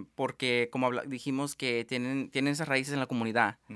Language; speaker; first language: Spanish; early bilingual, heritage; Spanish